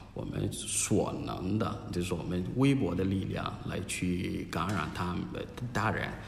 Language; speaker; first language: Chinese; non-native, fluent; Akan